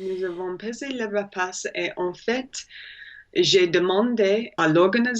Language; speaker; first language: French; non-native, learner; English